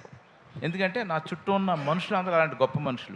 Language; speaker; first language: Telugu; native; Telugu